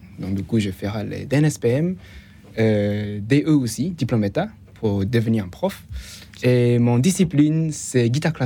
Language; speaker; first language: French; non-native, fluent; Chinese